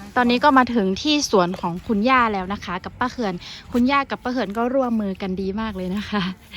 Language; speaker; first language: Thai; non-native, local second language; Western Kayah